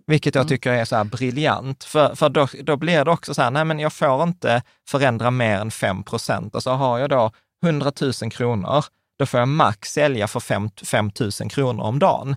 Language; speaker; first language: Swedish; early bilingual, other home language; Czech